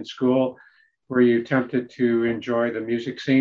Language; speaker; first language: English; native; English